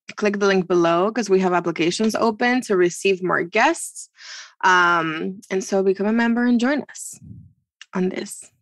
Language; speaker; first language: English; non-native, fluent; Spanish